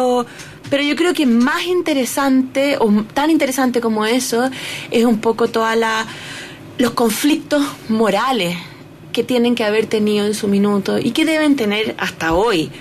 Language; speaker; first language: Spanish; native; Spanish